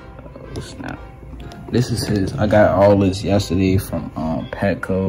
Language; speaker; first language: English; native; English